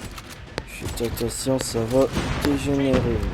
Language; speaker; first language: French; native; French